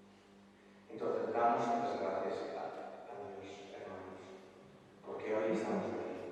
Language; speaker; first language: Spanish; non-native, fluent; Italian